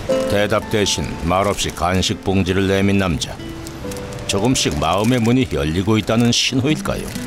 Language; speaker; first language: Korean; native; Korean